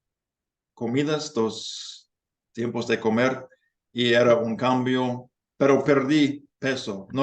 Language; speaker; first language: Spanish; non-native, fluent; English